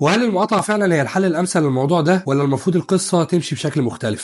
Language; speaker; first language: Arabic; native; Arabic